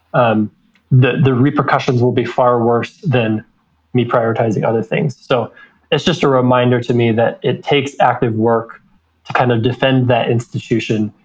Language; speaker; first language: English; native; English